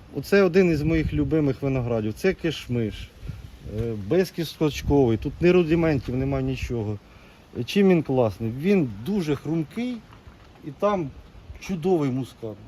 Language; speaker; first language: Ukrainian; native; Ukrainian